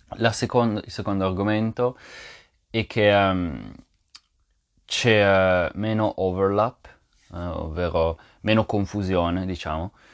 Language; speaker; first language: Italian; native; Italian